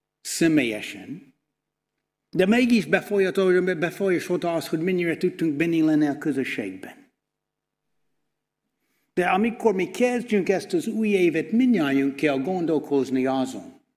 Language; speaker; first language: Hungarian; non-native, fluent; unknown